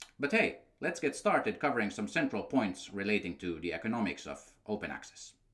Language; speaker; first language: English; non-native, fluent; Finnish